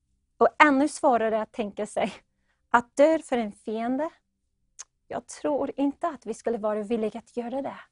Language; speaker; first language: Swedish; non-native, fluent; English